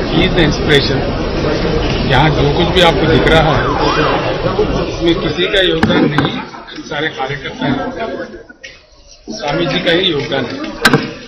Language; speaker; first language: Hindi; non-native, local second language; Telugu